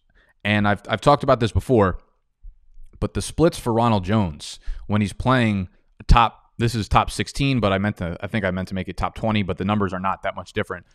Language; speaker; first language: English; native; English